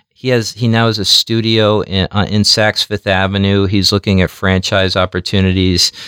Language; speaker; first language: English; native; English